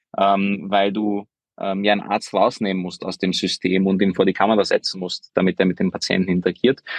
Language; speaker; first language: German; early bilingual, other home language; Hungarian